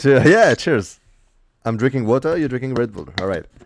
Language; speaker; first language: English; non-native, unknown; French